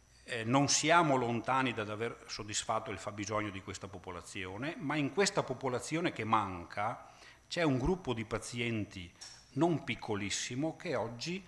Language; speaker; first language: Italian; native; Italian